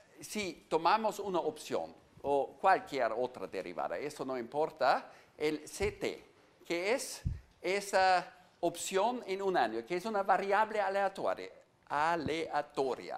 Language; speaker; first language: Spanish; non-native, fluent; German